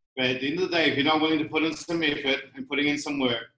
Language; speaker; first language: English; native; English